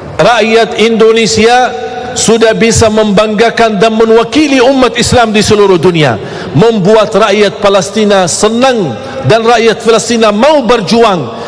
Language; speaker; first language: Malay; non-native, fluent; Arabic